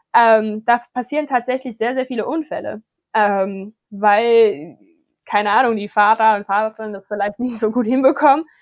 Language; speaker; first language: German; non-native, fluent; English